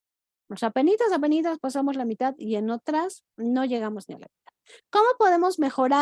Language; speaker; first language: Spanish; native; Spanish